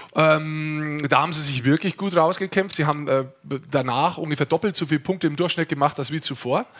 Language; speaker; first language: German; native; German